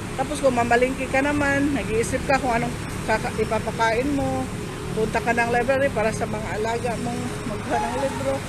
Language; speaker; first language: Filipino; non-native, local second language; Cebuano